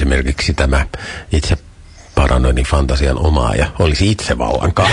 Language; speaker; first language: Finnish; native; Finnish